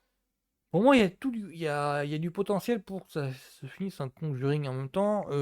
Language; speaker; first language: French; native; French